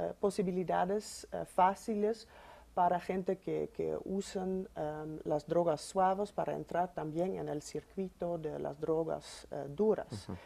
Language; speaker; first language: Spanish; non-native, fluent; Dutch